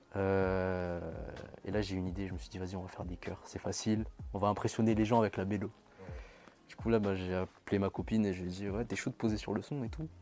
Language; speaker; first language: French; non-native, local second language; Malagasy